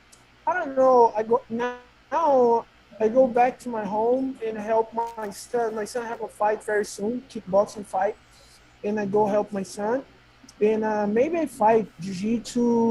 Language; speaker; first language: English; non-native, learner; Portuguese